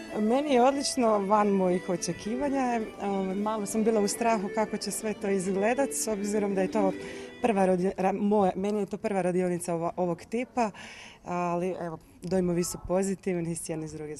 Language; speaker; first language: Croatian; native; Croatian